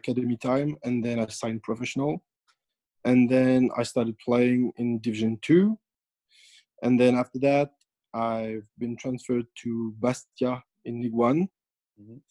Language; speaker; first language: English; non-native, fluent; French